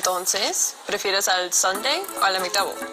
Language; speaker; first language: Spanish; non-native, learner; English